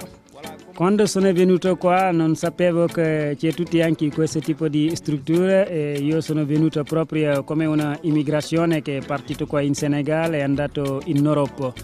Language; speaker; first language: Italian; non-native, learner; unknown